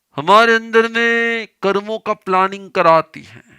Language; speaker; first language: Hindi; non-native, local second language; Gujarati